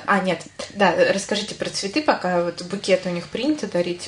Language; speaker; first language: Russian; native; Russian